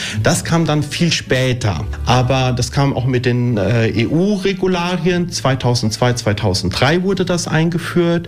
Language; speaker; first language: German; early bilingual, other home language; Italian